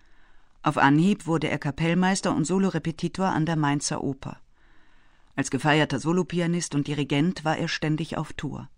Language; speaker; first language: German; native; German